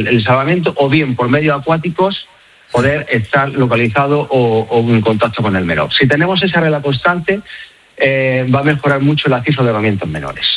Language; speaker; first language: Spanish; native; Spanish